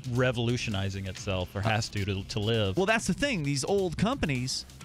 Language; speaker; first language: English; native; English